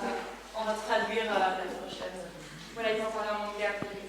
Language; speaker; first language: French; non-native, learner; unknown